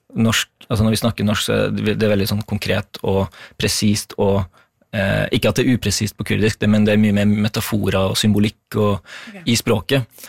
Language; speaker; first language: Norwegian; early bilingual, other home language; Kurdish